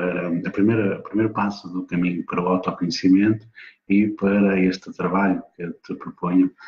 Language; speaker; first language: Portuguese; native; Portuguese